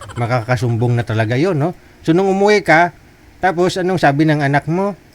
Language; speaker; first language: Filipino; native; Filipino